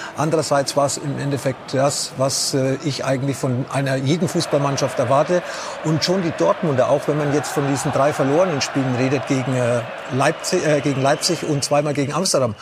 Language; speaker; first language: German; native; German